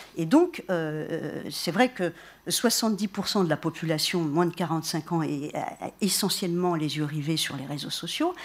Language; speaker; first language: French; native; French